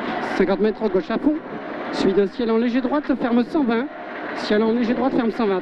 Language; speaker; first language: French; native; French